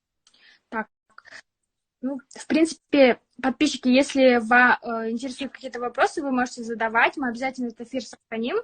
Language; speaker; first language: Russian; native; Russian